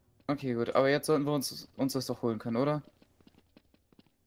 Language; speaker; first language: German; native; German